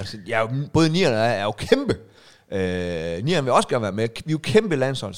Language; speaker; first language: Danish; native; Danish